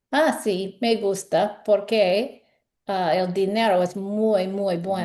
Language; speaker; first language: Spanish; non-native, learner; English